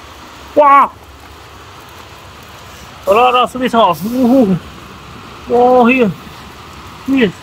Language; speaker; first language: English; non-native, learner; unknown